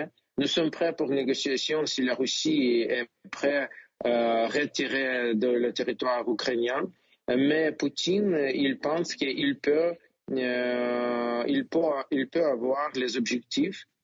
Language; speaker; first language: French; non-native, learner; Ukrainian